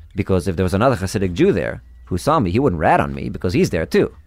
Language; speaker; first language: English; early bilingual, other home language; Hebrew